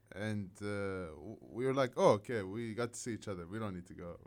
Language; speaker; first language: English; non-native, fluent; Arabic